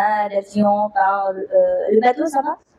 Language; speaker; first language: French; non-native, fluent; Indonesian